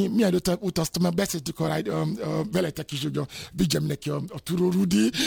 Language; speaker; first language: Hungarian; non-native, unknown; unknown